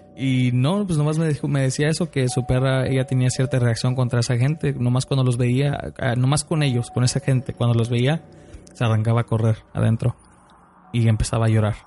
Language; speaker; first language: Spanish; early bilingual, heritage; Spanish